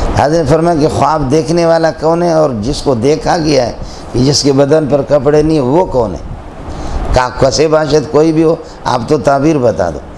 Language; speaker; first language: Urdu; non-native, local second language; Baluchi